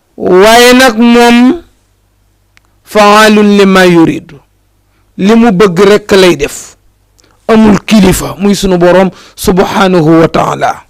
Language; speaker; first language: Wolof; native; Wolof